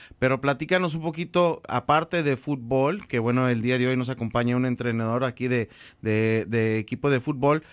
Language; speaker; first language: Spanish; native; Spanish